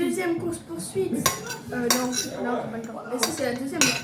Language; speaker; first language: French; native; French